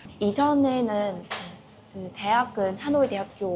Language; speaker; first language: Korean; non-native, fluent; Vietnamese